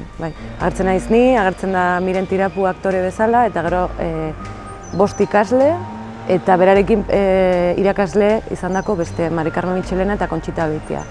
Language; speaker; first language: Basque; native; Basque